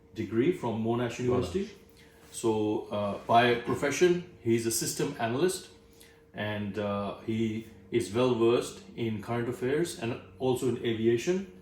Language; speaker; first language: English; non-native, local second language; Urdu